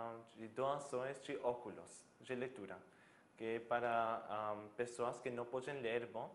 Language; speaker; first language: Portuguese; non-native, fluent; German